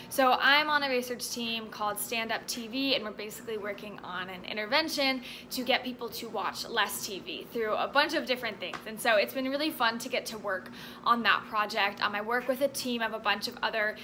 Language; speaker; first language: English; native; English